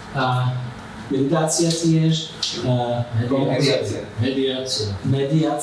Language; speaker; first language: Slovak; non-native, fluent; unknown